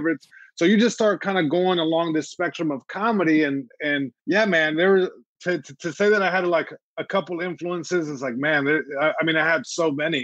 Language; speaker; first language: English; early bilingual, other home language; Spanish